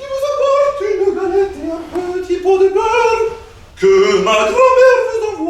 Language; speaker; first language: French; native; French